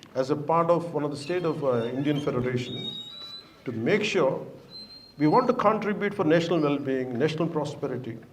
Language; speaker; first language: English; non-native, local second language; Telugu